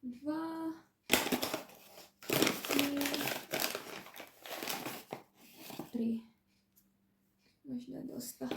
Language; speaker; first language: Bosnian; non-native, learner; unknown